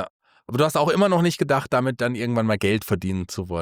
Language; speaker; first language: German; native; German